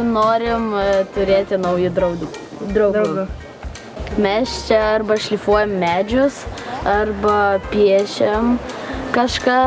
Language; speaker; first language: Lithuanian; non-native, local second language; Polish